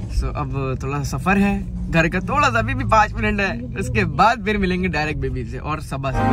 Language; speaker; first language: Urdu; native; Urdu